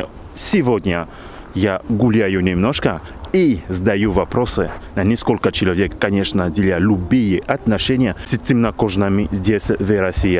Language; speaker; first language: Russian; non-native, learner; French